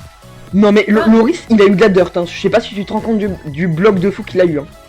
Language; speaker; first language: French; native; French